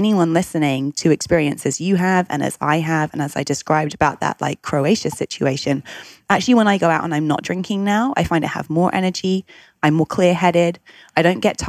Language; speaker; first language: English; native; English